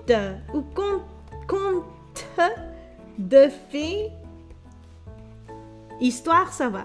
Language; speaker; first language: French; non-native, learner; Dutch